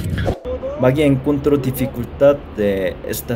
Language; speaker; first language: Spanish; non-native, learner; Korean